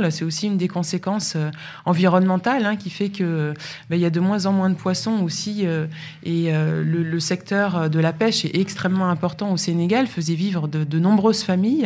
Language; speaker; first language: French; native; French